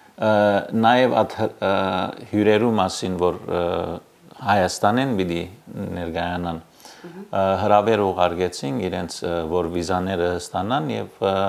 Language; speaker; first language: Armenian; early bilingual, heritage; Armenian